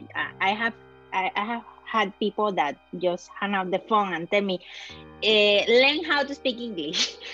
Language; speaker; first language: English; non-native, learner; Spanish